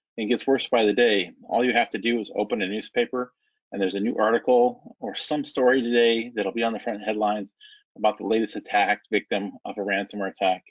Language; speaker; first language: English; native; English